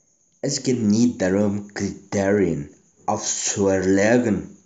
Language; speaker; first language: German; non-native, learner; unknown